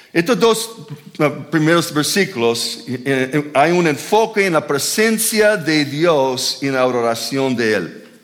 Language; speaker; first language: Spanish; non-native, fluent; English